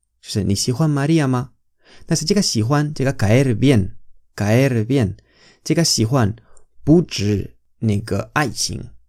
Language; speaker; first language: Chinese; non-native, fluent; Spanish